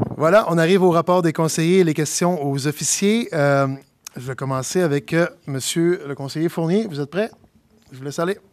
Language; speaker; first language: French; native; French